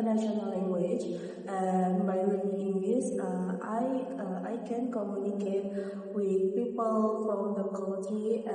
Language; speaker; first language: English; non-native, learner; Indonesian